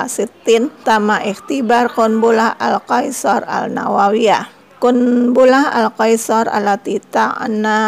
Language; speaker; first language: Arabic; non-native, fluent; Indonesian